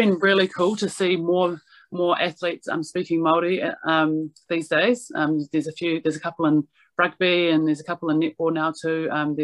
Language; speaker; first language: English; non-native, local second language; Māori